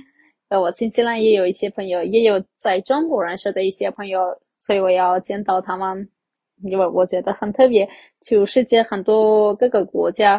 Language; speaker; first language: Chinese; non-native, fluent; Armenian